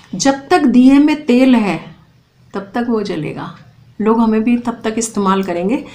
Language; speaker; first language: Hindi; native; Hindi